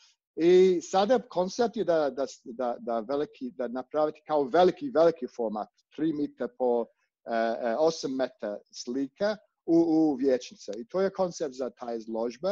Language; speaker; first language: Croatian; non-native, learner; English